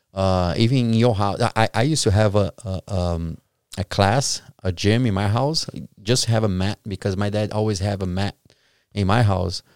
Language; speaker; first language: English; non-native, fluent; Portuguese